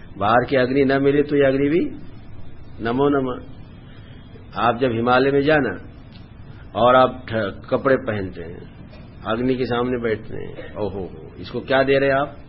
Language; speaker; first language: Hindi; non-native, local second language; Bangla